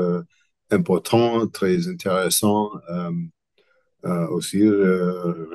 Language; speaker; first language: French; non-native, learner; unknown